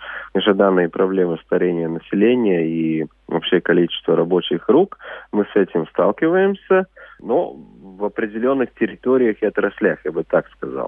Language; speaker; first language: Russian; native; Russian